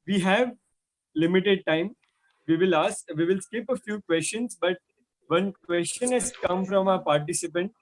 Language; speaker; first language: English; non-native, local second language; Hindi